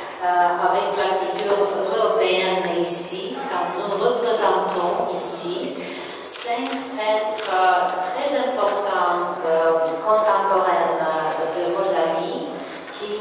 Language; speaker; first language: French; non-native, learner; Romanian